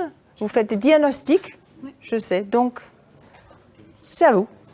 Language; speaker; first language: French; non-native, fluent; Danish